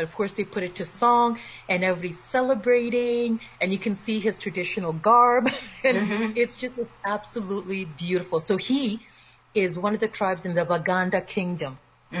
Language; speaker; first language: English; native; English